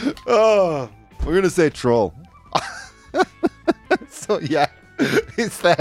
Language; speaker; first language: English; native; English